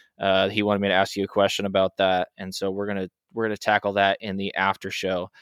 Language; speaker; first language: English; native; English